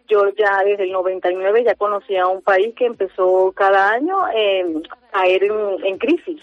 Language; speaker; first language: Spanish; native; Spanish